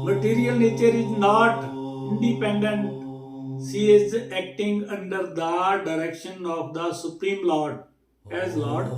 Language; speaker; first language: English; non-native, local second language; Punjabi